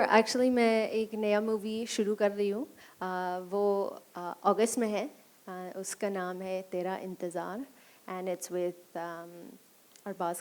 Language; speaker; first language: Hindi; non-native, learner; English